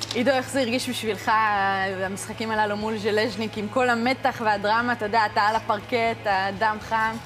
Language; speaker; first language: Hebrew; native; Hebrew